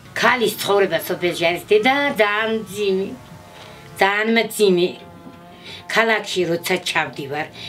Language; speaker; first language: Georgian; native; Georgian